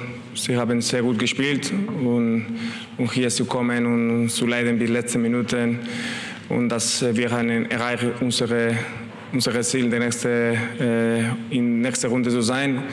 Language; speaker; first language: German; non-native, learner; Spanish